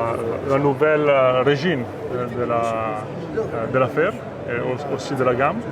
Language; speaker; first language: French; non-native, fluent; Italian